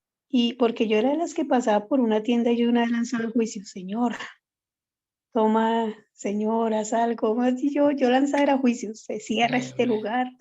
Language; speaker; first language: Spanish; native; Spanish